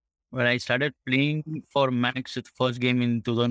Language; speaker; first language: English; non-native, local second language; Marathi